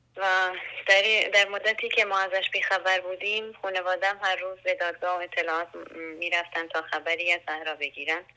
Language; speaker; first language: Persian; non-native, local second language; Central Kurdish